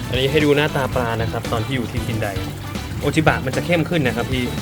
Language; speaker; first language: Thai; native; Thai